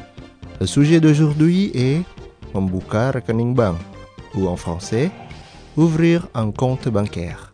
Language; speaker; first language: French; non-native, fluent; Indonesian